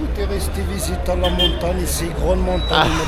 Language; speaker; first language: French; non-native, learner; Arabic